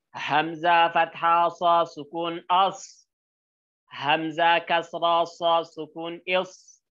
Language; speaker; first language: Arabic; non-native, learner; Oromo